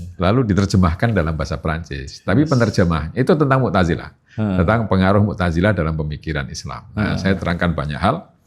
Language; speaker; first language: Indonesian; non-native, local second language; Javanese